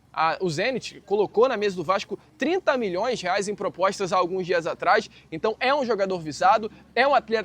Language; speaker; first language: Portuguese; native; Portuguese